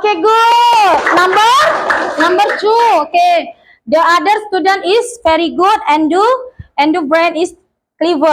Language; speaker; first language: English; non-native, learner; Indonesian